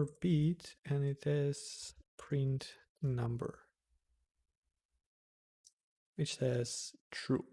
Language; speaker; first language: English; non-native, fluent; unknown